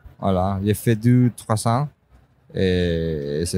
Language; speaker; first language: French; non-native, fluent; Spanish